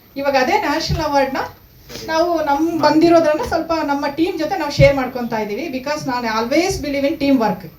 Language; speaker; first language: Kannada; non-native, local second language; Kodava